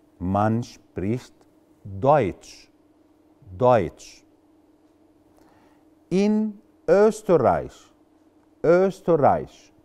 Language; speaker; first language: German; non-native, fluent; Arabic